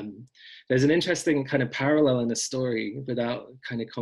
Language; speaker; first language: English; native; English